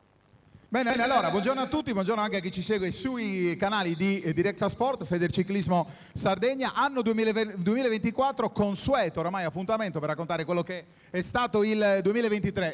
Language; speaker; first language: Italian; native; Italian